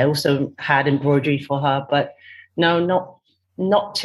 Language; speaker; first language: English; non-native, local second language; Cantonese